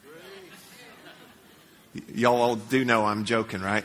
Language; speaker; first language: English; native; English